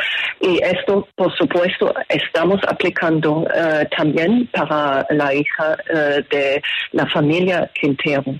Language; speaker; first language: Spanish; non-native, fluent; German